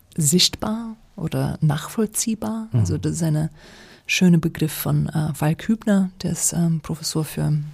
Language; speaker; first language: German; non-native, fluent; English